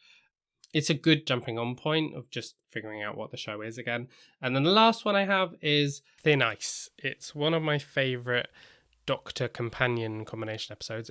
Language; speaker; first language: English; native; English